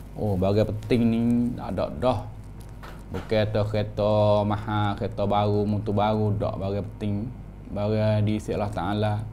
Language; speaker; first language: Malay; native; Malay